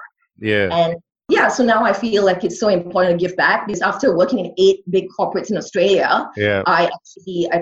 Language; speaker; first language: English; non-native, local second language; Tamil